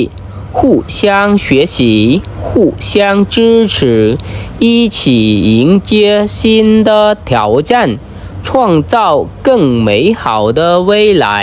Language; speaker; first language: Chinese; non-native, fluent; Khmer